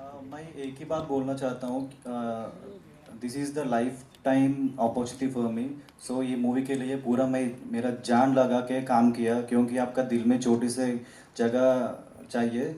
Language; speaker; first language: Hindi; non-native, local second language; Telugu